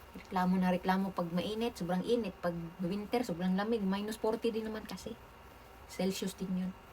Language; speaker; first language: Filipino; non-native, local second language; Cebuano